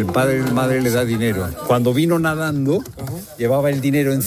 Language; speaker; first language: Spanish; native; Spanish